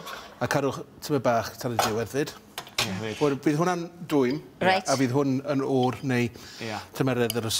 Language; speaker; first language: Welsh; native; Welsh